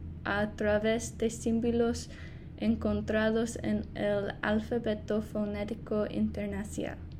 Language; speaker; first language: Spanish; non-native, fluent; English